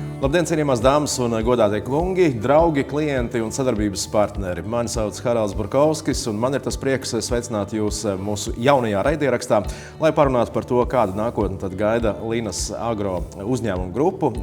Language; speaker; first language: Latvian; native; Latvian